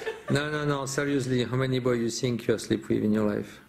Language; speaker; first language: English; non-native, fluent; French